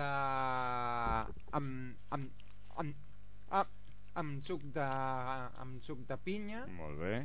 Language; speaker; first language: Catalan; non-native, local second language; Spanish